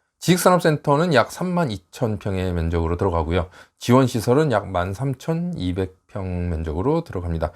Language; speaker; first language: Korean; native; Korean